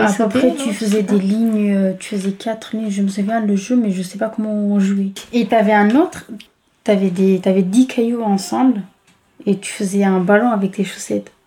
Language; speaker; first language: French; early bilingual, other home language; Kurdish